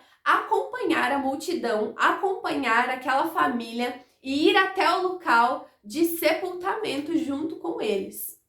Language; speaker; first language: Portuguese; native; Portuguese